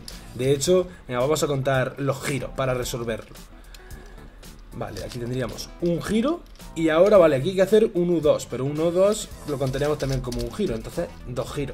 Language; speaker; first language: Spanish; native; Spanish